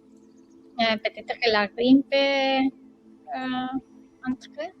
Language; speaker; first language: French; non-native, learner; Spanish